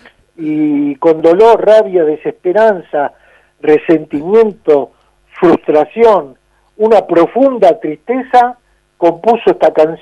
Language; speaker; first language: Spanish; native; Spanish